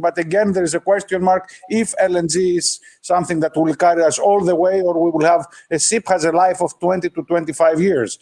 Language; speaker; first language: English; non-native, fluent; Greek